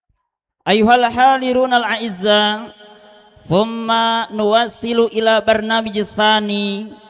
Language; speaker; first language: Arabic; non-native, learner; Indonesian